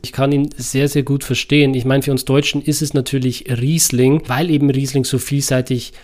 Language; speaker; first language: German; native; German